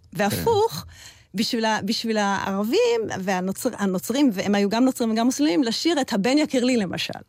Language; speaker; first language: Hebrew; early bilingual, heritage; Hebrew